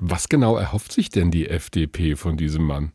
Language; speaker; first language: German; native; German